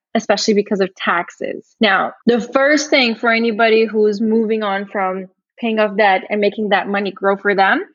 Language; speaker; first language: English; early bilingual, other home language; Portuguese